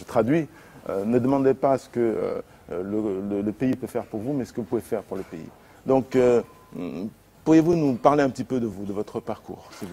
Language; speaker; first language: French; native; French